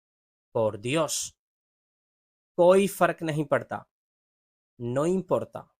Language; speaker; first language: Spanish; non-native, fluent; Urdu